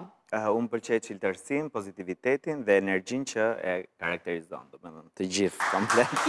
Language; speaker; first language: Albanian; native; Albanian